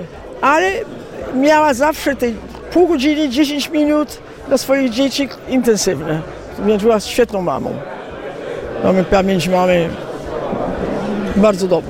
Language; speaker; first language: Polish; early bilingual, heritage; Italian